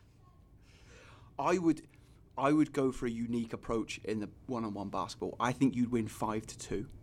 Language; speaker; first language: English; native; English